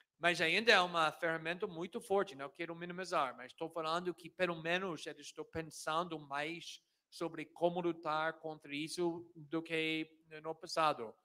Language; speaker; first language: Portuguese; non-native, fluent; English